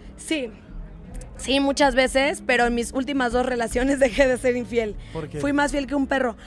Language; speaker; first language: Spanish; native; Spanish